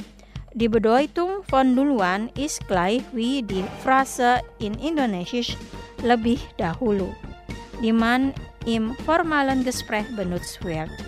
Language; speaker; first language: German; non-native, fluent; Indonesian